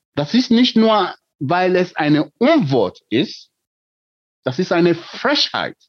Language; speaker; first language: German; non-native, fluent; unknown